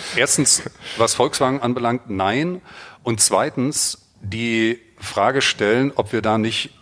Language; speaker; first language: German; native; German